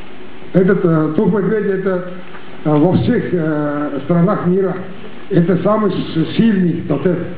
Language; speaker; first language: Russian; non-native, local second language; Tuvinian